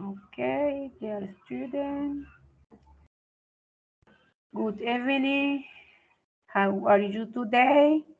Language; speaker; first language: English; non-native, fluent; Spanish